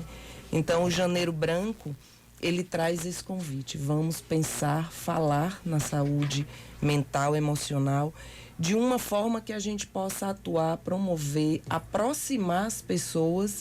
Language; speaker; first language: Portuguese; native; Portuguese